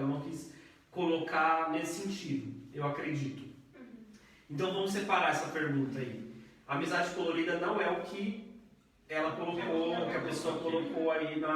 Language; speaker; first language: Portuguese; native; Portuguese